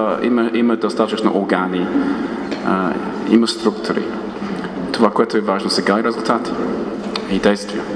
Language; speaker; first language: Bulgarian; non-native, fluent; English